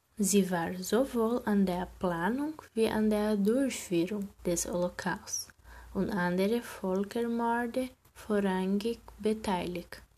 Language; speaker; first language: German; non-native, learner; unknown